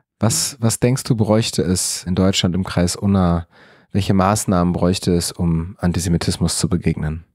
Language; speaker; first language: German; native; German